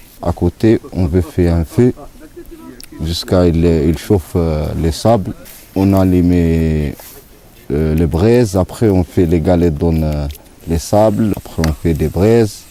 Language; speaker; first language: French; non-native, learner; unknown